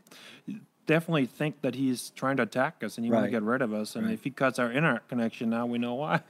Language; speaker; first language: English; non-native, fluent; Danish